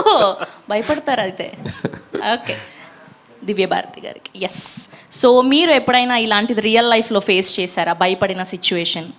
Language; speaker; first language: Telugu; native; Telugu